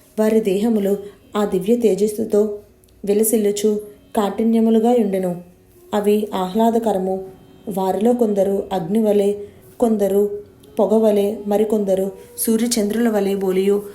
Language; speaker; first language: Telugu; native; Telugu